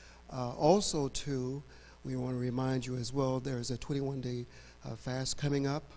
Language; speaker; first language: English; native; English